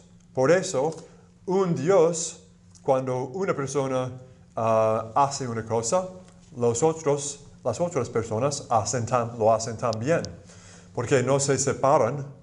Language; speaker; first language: Spanish; non-native, fluent; English